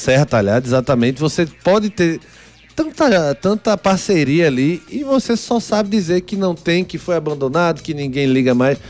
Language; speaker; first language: Portuguese; native; Portuguese